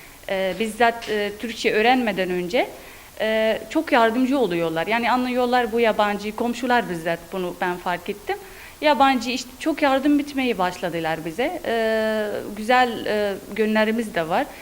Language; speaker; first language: Turkish; non-native, fluent; Arabic